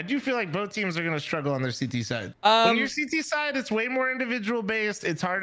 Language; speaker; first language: English; native; English